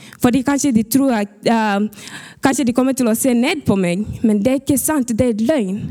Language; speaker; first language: Norwegian; early bilingual, other home language; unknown